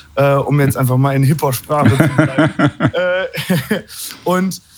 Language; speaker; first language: German; native; German